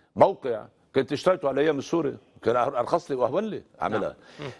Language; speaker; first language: Arabic; native; Arabic